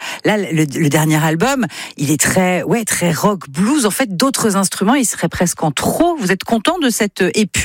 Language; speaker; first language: French; native; French